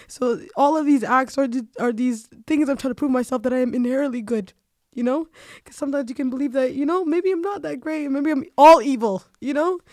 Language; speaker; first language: English; early bilingual, other home language; Somali